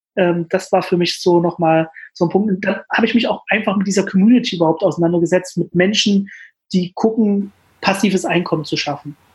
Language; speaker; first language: German; native; German